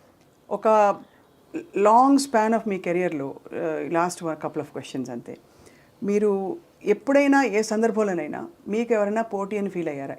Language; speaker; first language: Telugu; native; Telugu